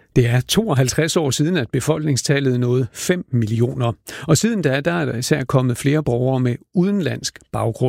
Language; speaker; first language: Danish; native; Danish